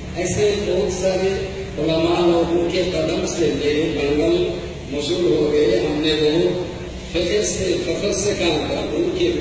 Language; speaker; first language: Urdu; non-native, local second language; Bangla